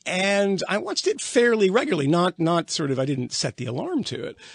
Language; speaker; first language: English; native; English